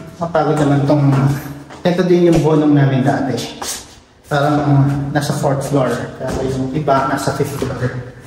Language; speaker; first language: Filipino; native; Filipino